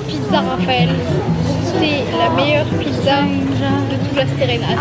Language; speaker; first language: French; native; French